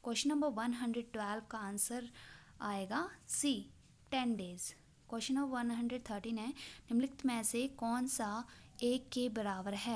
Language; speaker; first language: Hindi; native; Hindi